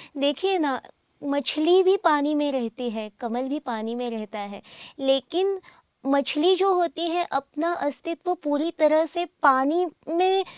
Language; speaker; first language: Hindi; native; Hindi